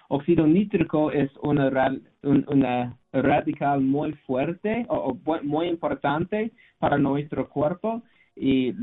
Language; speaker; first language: Spanish; non-native, learner; English